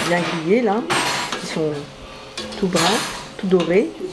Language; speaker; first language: French; native; French